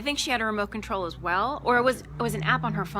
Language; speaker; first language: English; native; English